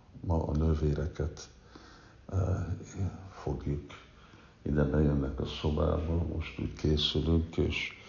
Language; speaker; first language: Hungarian; early bilingual, heritage; Hungarian